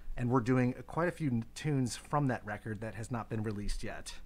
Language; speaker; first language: English; native; English